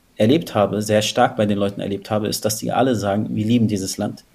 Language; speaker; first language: German; native; German